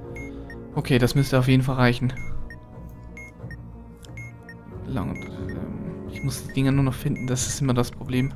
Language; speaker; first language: German; native; German